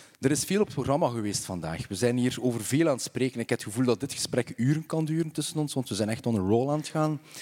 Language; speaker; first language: Dutch; native; Dutch